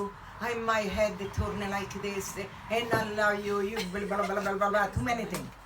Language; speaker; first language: English; non-native, learner; Italian